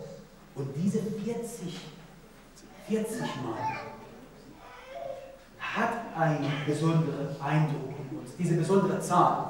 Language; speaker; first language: German; non-native, fluent; Persian